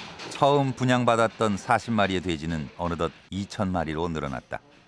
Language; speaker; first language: Korean; native; Korean